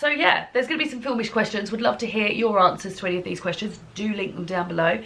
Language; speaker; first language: English; native; English